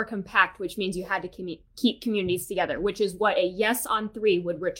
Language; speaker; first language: English; native; English